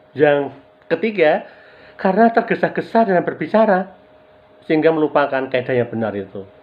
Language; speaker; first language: Indonesian; non-native, local second language; Javanese